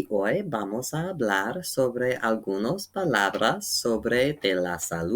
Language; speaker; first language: Spanish; non-native, learner; English